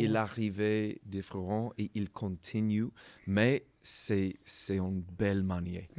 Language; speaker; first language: French; non-native, learner; English